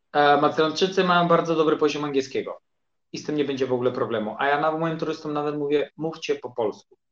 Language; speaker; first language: Polish; early bilingual, heritage; Polish